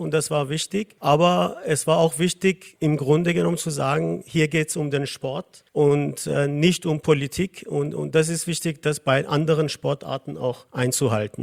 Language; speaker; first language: German; non-native, fluent; Persian